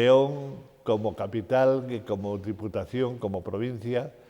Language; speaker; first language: Spanish; native; Spanish